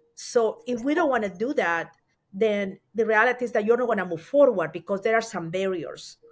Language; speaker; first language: English; non-native, fluent; Spanish